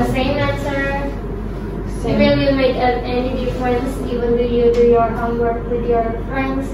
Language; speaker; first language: English; non-native, learner; Indonesian